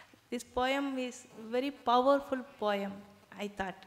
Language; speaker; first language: English; non-native, local second language; Tamil